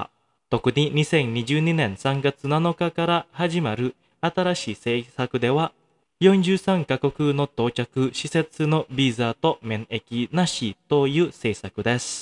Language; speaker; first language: Japanese; non-native, fluent; Indonesian